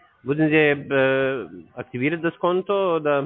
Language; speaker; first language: German; non-native, learner; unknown